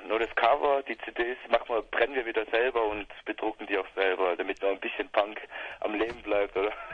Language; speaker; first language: German; native; German